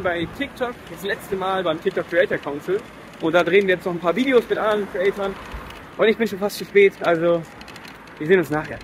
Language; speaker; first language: German; native; German